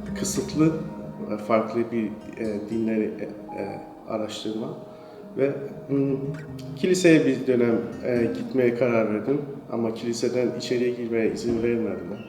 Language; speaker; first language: Turkish; non-native, fluent; Persian